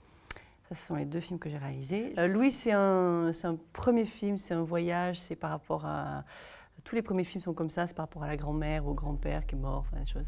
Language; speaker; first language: French; native; French